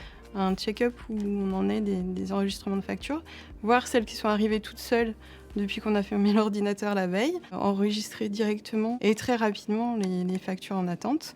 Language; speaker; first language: French; native; French